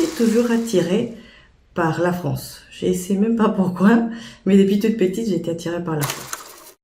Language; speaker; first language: French; non-native, fluent; Spanish